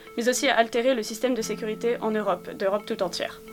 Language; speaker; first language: French; native; French